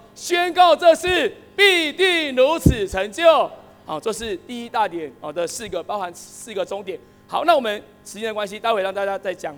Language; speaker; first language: Chinese; native; Chinese